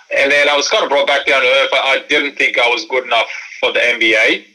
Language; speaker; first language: English; early bilingual, other home language; Croatian